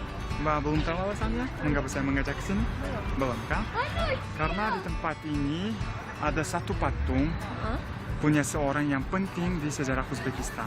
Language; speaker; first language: Indonesian; non-native, fluent; Uzbek